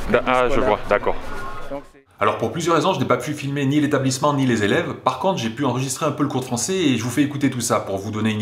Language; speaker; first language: French; native; French